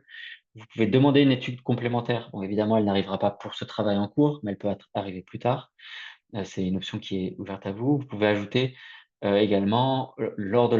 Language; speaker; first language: French; native; French